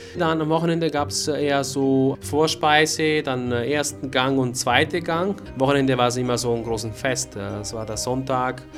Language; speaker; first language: German; non-native, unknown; Italian